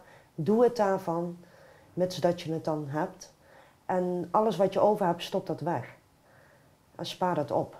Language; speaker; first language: Dutch; native; Dutch